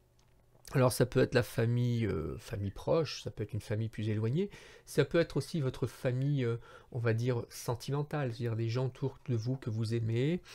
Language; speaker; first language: French; native; French